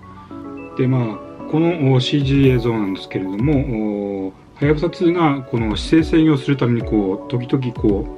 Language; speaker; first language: Japanese; native; Japanese